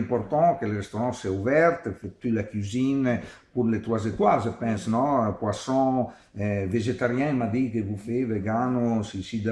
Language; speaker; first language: French; non-native, learner; Italian